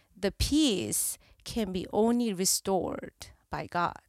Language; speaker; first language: English; non-native, fluent; Korean